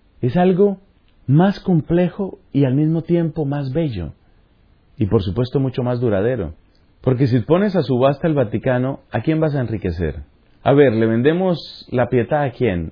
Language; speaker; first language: Spanish; native; Spanish